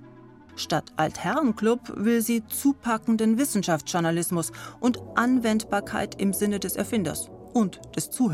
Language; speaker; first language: German; native; German